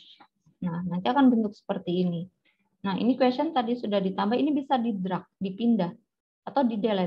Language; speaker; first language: Indonesian; native; Indonesian